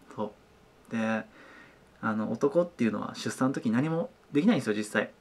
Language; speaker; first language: Japanese; native; Japanese